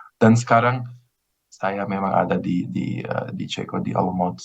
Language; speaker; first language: Indonesian; non-native, fluent; Greek